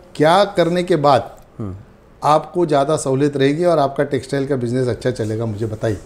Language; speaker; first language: Hindi; non-native, local second language; Marathi